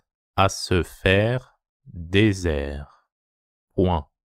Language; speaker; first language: French; non-native, fluent; Japanese